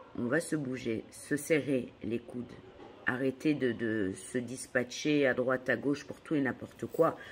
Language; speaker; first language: French; native; French